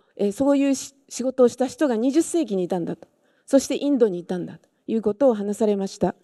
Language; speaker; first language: Japanese; native; Japanese